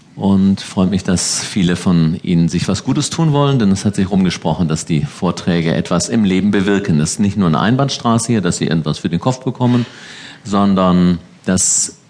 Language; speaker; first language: German; native; German